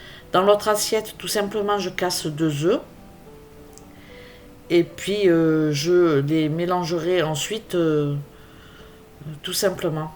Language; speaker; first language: French; native; French